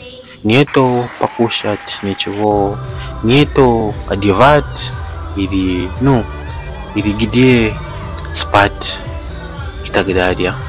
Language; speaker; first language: Russian; non-native, learner; Bemba